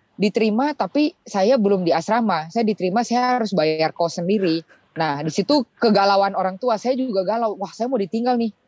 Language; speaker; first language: Indonesian; native; Indonesian